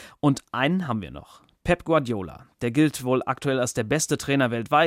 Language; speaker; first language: German; native; German